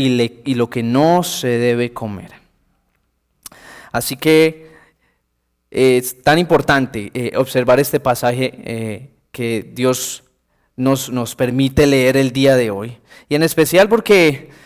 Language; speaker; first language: Spanish; native; Spanish